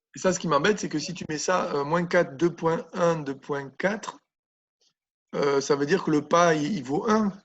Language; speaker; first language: French; native; French